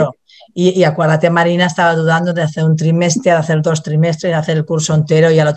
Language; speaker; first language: Spanish; native; Spanish